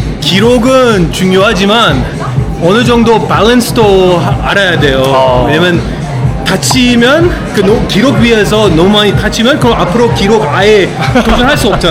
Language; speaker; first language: Korean; non-native, fluent; English